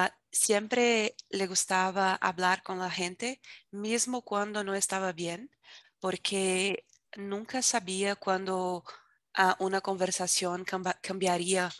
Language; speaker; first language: Spanish; non-native, fluent; Portuguese